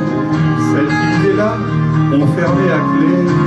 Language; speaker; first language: French; native; French